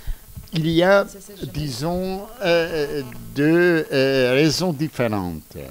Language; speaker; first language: French; non-native, fluent; Greek